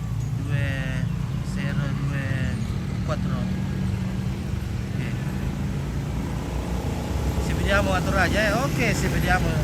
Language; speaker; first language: Italian; non-native, learner; Indonesian